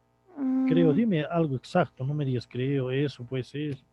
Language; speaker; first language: Spanish; native; Spanish